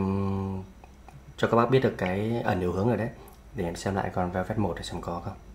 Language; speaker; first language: Vietnamese; native; Vietnamese